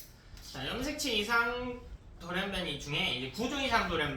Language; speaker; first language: Korean; native; Korean